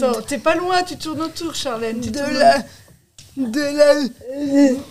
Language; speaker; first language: French; native; French